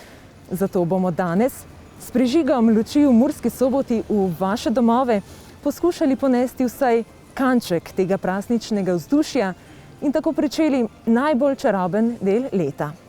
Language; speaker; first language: Slovenian; native; Slovenian